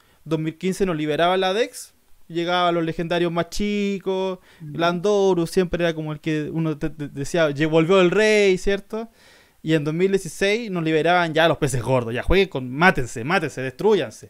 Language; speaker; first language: Spanish; native; Spanish